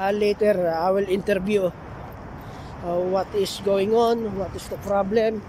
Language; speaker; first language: English; non-native, local second language; Filipino